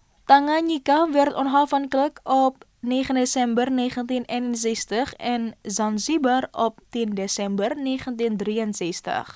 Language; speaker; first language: Dutch; non-native, fluent; Indonesian